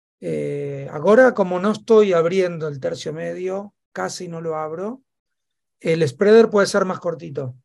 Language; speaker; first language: Spanish; native; Spanish